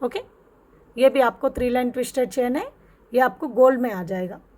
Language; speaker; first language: Hindi; non-native, local second language; Telugu